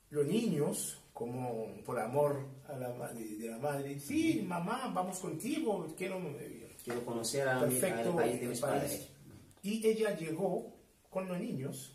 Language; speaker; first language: Spanish; non-native, fluent; Haitian Creole